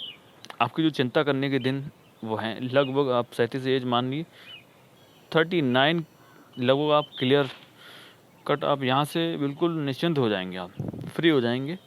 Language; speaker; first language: Hindi; native; Hindi